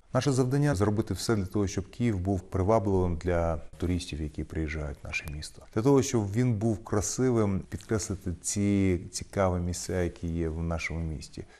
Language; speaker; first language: Ukrainian; non-native, local second language; Russian